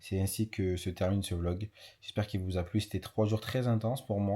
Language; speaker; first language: French; native; French